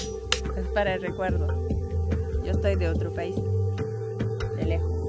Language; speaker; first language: Spanish; non-native, fluent; French